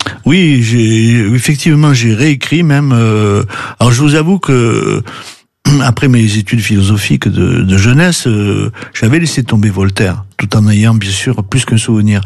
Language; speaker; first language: French; native; French